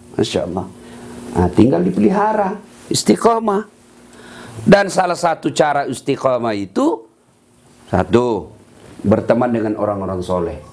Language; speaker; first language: Malay; non-native, local second language; Buginese